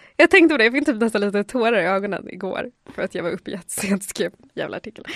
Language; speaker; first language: Swedish; native; Swedish